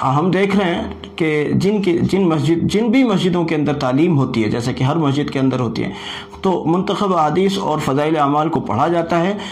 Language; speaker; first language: Urdu; native; Urdu